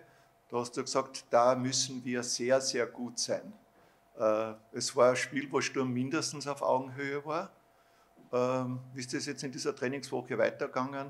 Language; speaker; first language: German; native; German